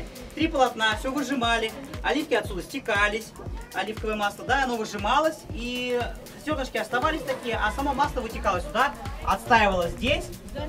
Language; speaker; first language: Russian; native; Russian